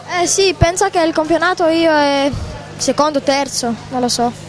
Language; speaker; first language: Italian; non-native, learner; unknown